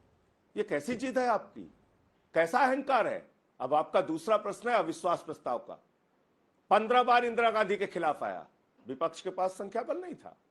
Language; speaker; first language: Hindi; native; Hindi